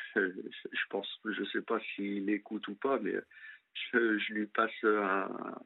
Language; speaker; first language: French; native; French